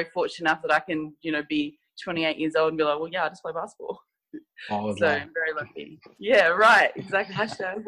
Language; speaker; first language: English; native; English